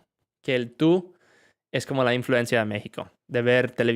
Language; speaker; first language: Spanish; non-native, fluent; English